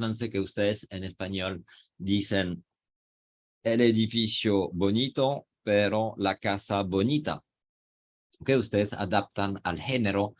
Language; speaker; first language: Spanish; non-native, fluent; French